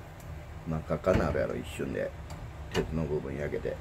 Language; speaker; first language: Japanese; native; Japanese